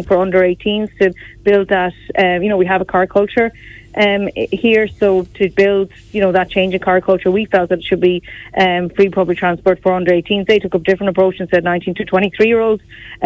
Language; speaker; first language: English; native; English